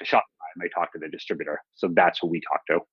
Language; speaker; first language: English; native; English